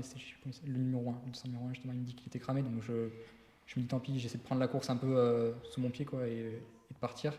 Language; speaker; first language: French; native; French